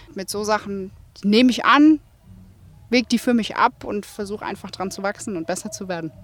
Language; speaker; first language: German; native; German